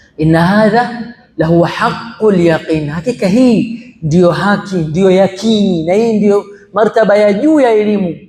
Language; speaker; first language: Swahili; native; Swahili